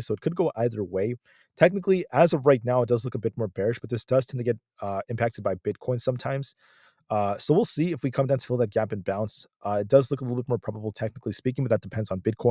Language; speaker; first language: English; native; English